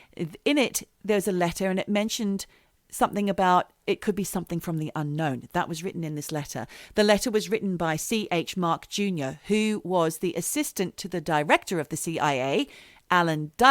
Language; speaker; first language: English; native; English